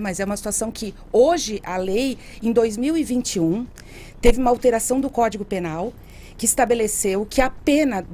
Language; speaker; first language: Portuguese; native; Portuguese